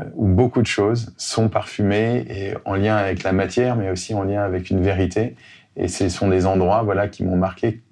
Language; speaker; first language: French; native; French